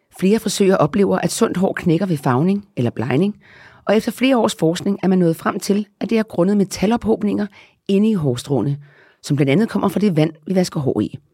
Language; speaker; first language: Danish; native; Danish